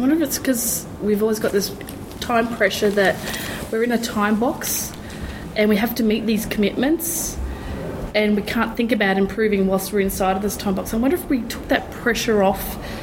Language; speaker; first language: English; native; English